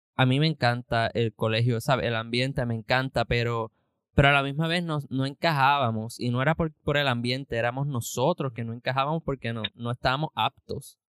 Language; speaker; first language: Spanish; native; Spanish